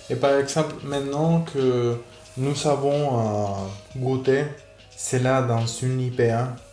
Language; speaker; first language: French; non-native, fluent; Spanish